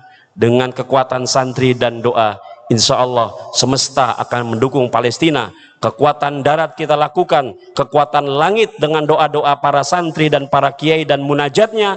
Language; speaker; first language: Indonesian; native; Indonesian